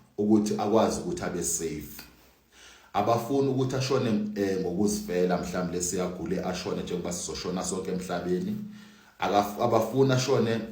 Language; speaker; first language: Zulu; non-native, local second language; Xhosa